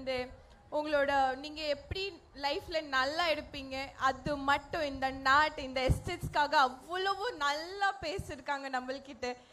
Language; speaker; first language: Tamil; non-native, learner; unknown